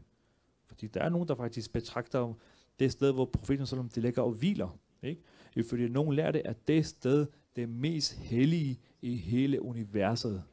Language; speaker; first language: Danish; early bilingual, other home language; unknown